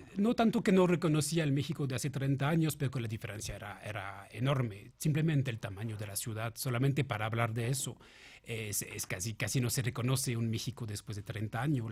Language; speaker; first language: Spanish; non-native, fluent; French